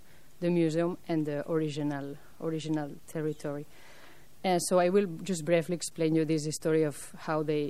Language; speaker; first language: English; non-native, fluent; French